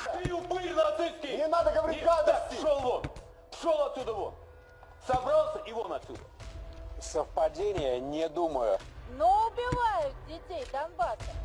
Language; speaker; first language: Ukrainian; non-native, local second language; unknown